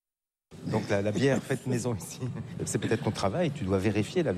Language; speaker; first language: French; native; French